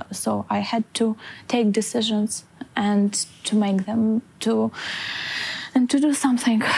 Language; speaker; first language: English; non-native, fluent; Ukrainian